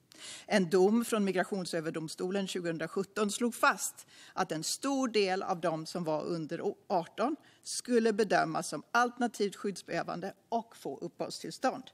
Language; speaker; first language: Swedish; native; Swedish